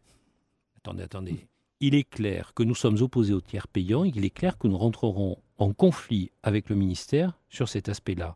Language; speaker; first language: French; native; French